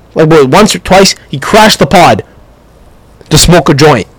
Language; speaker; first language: English; early bilingual, other home language; Italian